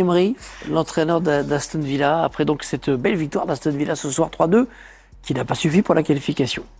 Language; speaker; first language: French; native; French